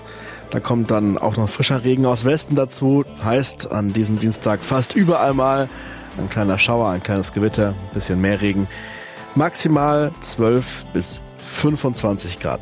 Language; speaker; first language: German; native; German